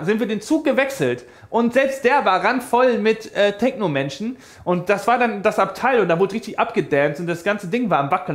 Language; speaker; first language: German; native; German